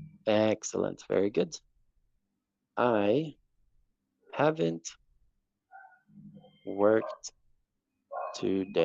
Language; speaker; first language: English; non-native, fluent; Spanish